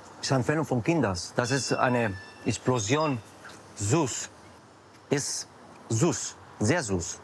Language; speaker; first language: German; non-native, learner; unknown